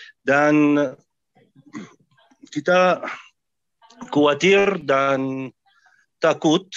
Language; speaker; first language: Indonesian; non-native, fluent; Arabic